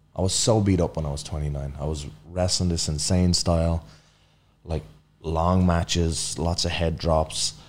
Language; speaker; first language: English; native; English